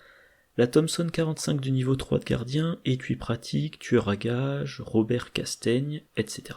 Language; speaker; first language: French; native; French